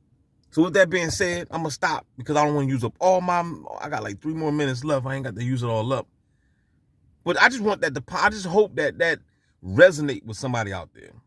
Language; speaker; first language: English; native; English